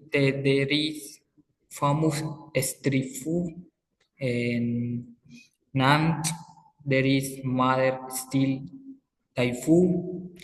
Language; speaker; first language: English; non-native, learner; Spanish